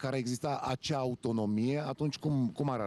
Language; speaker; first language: Romanian; native; Romanian